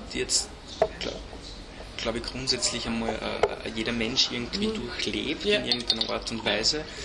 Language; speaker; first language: German; native; German